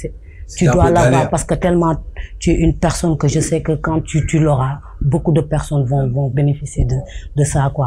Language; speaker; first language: French; non-native, local second language; Wolof